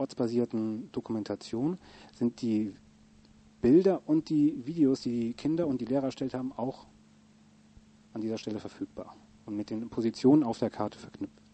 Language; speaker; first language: German; native; German